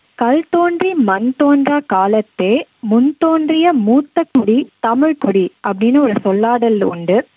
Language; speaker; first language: Tamil; early bilingual, heritage; Tamil